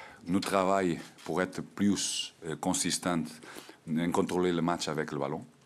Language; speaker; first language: French; non-native, learner; Portuguese